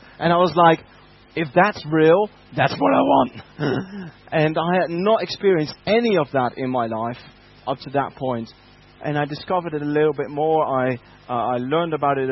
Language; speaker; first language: English; non-native, fluent; Dutch